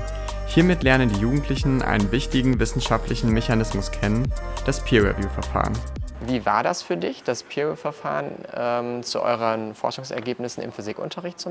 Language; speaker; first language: German; native; German